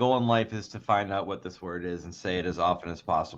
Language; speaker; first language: English; native; English